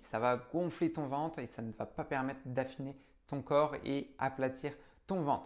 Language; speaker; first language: French; native; French